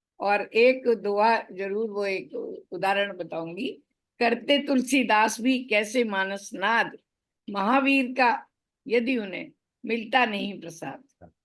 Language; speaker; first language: Hindi; native; Hindi